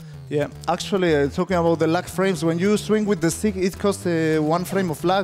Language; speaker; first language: English; non-native, fluent; Spanish